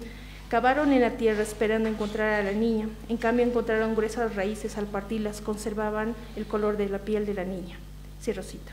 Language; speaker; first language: Spanish; native; Spanish